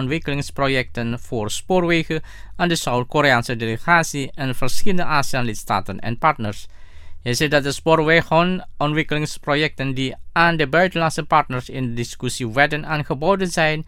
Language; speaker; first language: Dutch; non-native, fluent; Indonesian